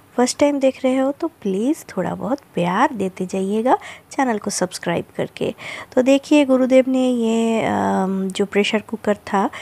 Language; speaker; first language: Hindi; non-native, local second language; Bangla